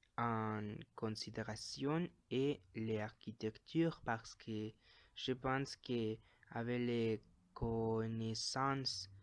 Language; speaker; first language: French; non-native, learner; Spanish